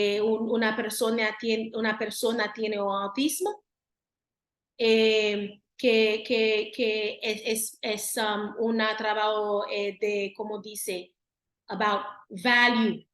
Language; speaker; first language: Spanish; non-native, learner; Haitian Creole